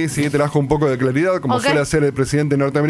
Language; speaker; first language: Spanish; native; Spanish